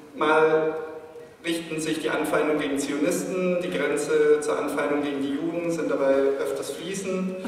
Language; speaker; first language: German; native; German